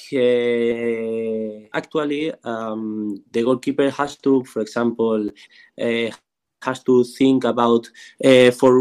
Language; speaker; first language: English; non-native, learner; Spanish